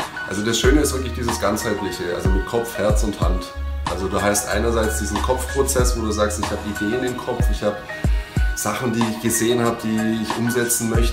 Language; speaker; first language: German; native; German